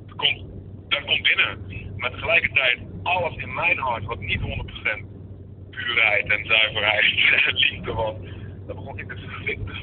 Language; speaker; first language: Dutch; early bilingual, other home language; Indonesian